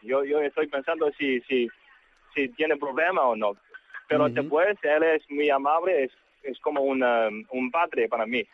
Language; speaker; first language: Spanish; non-native, learner; Chinese